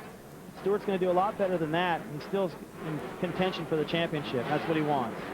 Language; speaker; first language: English; native; English